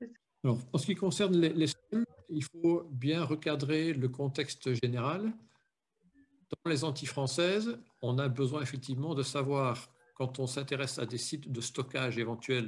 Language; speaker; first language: French; native; French